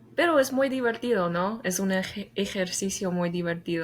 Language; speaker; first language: Spanish; non-native, fluent; English